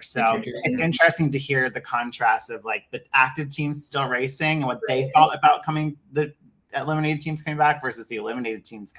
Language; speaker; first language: English; native; English